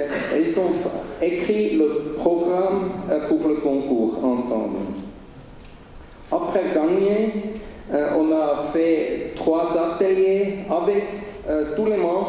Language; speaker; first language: French; non-native, local second language; Swiss German